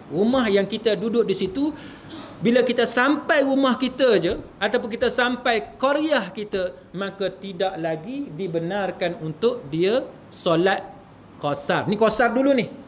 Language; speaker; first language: Malay; native; Malay